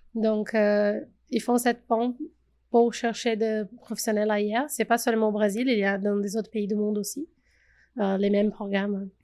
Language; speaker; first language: French; non-native, fluent; Portuguese